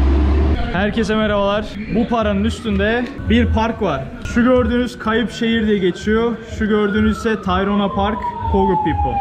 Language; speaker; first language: Turkish; native; Turkish